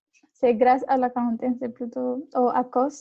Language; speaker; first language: French; non-native, learner; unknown